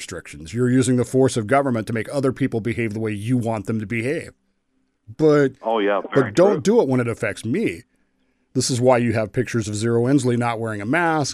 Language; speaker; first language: English; native; English